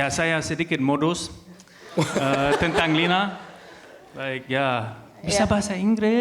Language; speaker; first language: Indonesian; non-native, learner; German